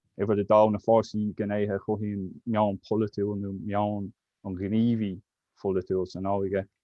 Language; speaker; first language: Irish; native; Irish